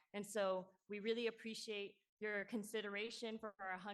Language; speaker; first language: English; non-native, local second language; Cantonese